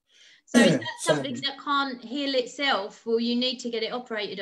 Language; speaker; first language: English; native; English